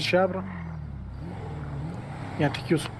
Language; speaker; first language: Italian; native; Italian